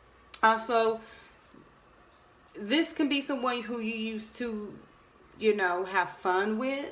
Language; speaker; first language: English; native; English